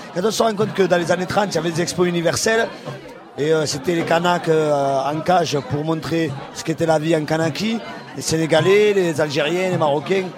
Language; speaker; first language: French; native; French